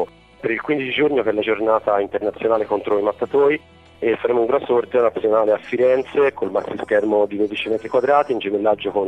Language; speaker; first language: Italian; native; Italian